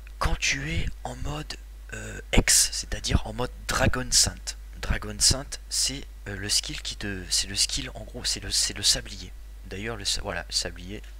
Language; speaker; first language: French; native; French